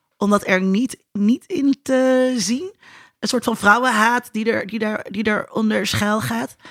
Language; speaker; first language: Dutch; native; Dutch